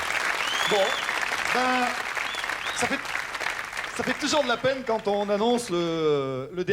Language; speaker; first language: French; native; French